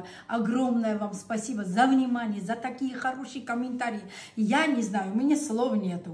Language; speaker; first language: Russian; non-native, local second language; Armenian